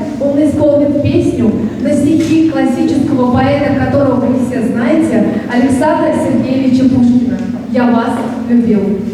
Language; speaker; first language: Russian; native; Russian